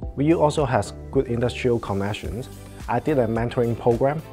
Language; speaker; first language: English; non-native, local second language; Cantonese